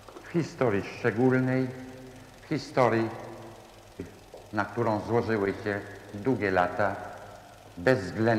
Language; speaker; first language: Polish; native; Polish